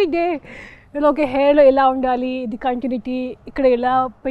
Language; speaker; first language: Telugu; non-native, local second language; Hindi